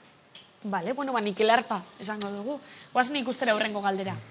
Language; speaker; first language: Basque; native; Basque